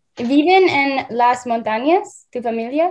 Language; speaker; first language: Spanish; non-native, learner; English